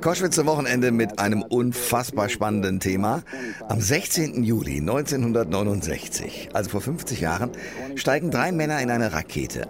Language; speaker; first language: German; native; German